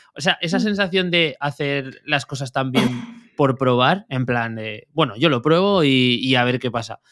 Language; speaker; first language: Spanish; native; Spanish